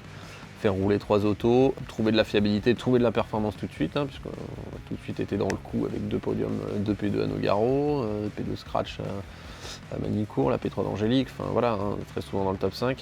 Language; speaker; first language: French; native; French